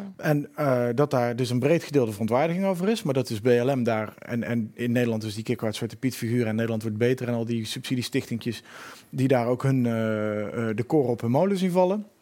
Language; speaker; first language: Dutch; native; Dutch